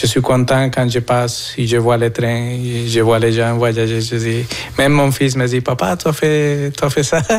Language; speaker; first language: French; non-native, fluent; Spanish